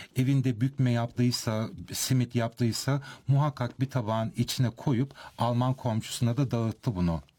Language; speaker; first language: Turkish; early bilingual, heritage; Turkish